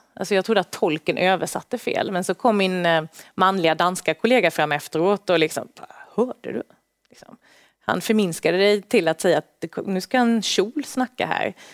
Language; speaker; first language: Swedish; native; Swedish